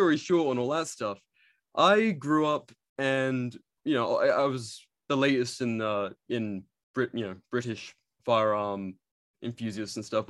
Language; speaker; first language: English; native; English